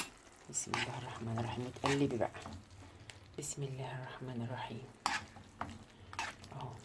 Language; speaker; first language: Arabic; native; Arabic